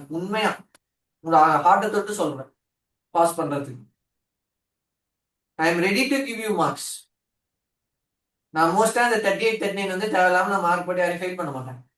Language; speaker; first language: Tamil; native; Tamil